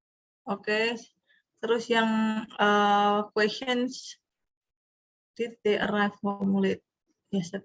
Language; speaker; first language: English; non-native, fluent; Indonesian